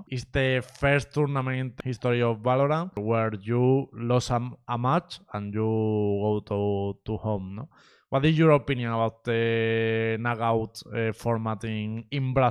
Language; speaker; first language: English; non-native, learner; Spanish